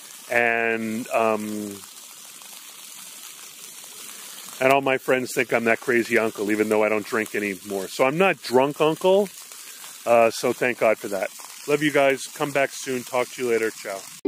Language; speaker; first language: English; native; English